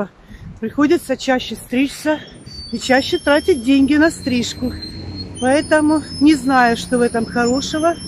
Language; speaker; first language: Russian; native; Russian